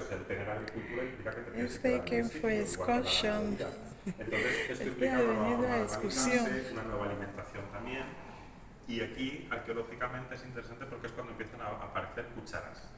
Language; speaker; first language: Spanish; native; Spanish